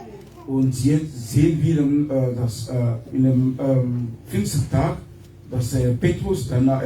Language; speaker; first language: German; non-native, fluent; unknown